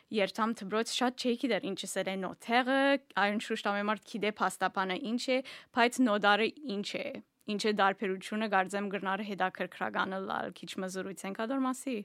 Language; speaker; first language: Armenian; early bilingual, heritage; Armenian